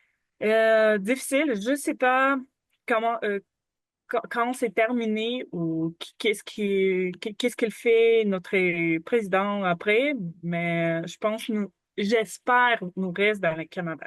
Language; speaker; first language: French; non-native, learner; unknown